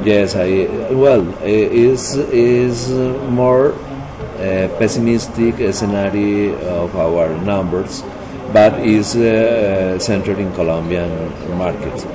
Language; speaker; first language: English; non-native, learner; Spanish